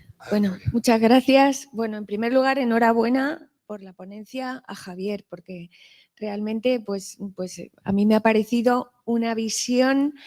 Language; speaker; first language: Spanish; native; Spanish